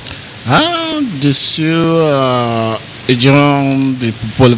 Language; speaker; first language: French; non-native, learner; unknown